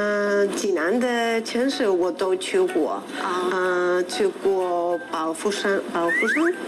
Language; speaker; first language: Chinese; non-native, learner; Spanish